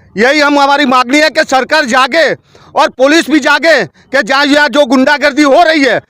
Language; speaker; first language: Hindi; non-native, local second language; Gujarati